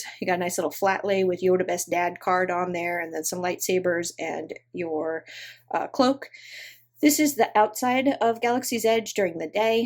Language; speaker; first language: English; native; English